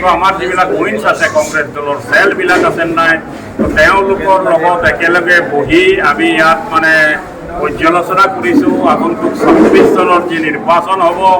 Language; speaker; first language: Assamese; non-native, local second language; Hindi